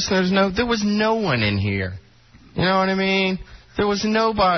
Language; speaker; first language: English; native; English